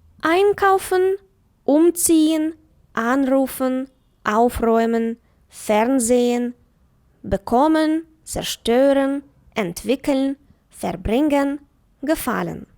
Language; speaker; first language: German; non-native, fluent; Ukrainian